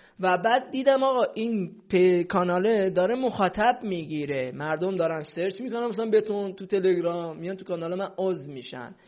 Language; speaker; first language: Persian; non-native, local second language; Central Kurdish